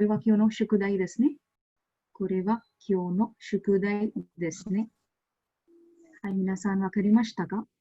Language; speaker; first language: Japanese; non-native, fluent; Marathi